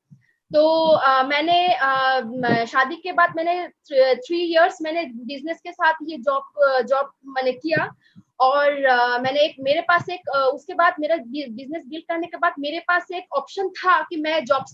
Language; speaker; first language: Hindi; non-native, local second language; Bangla